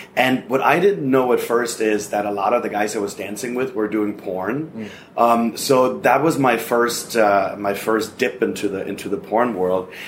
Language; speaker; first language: English; non-native, fluent; German